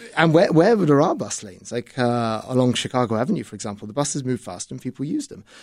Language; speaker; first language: English; native; English